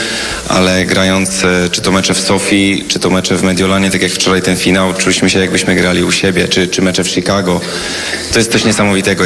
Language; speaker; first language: Polish; native; Polish